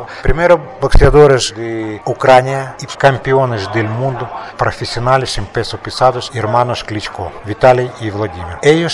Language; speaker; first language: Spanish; non-native, learner; Russian